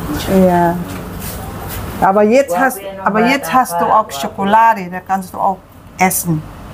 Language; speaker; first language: German; non-native, learner; Filipino